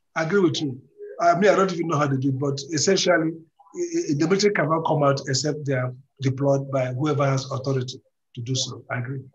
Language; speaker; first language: English; non-native, local second language; Igbo